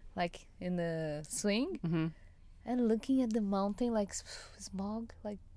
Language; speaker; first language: English; non-native, fluent; Portuguese